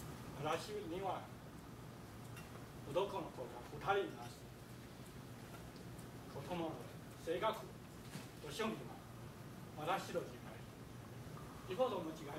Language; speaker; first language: Japanese; non-native, fluent; Chinese